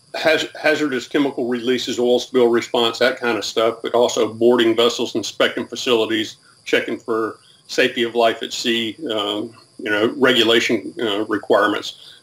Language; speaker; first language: English; native; English